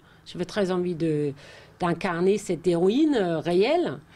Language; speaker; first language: French; non-native, fluent; Danish